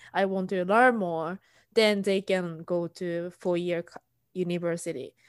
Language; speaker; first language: English; non-native, fluent; Japanese